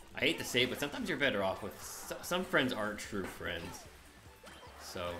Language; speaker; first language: English; native; English